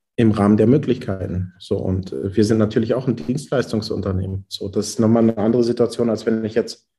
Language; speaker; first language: German; native; German